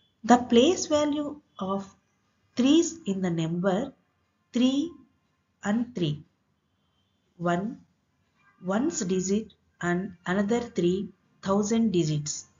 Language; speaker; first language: English; non-native, local second language; Telugu